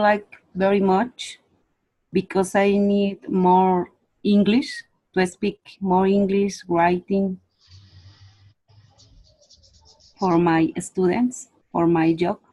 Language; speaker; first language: English; non-native, learner; Spanish